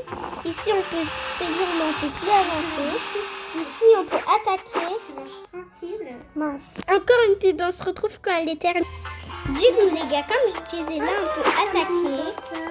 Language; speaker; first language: French; native; French